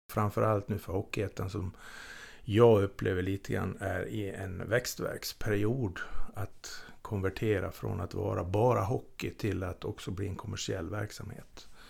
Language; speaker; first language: Swedish; native; Swedish